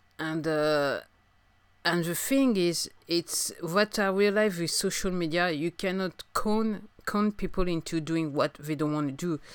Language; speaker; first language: English; non-native, fluent; French